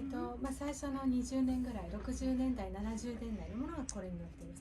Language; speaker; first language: Japanese; native; Japanese